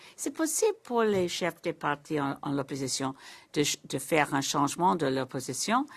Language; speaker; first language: French; non-native, learner; English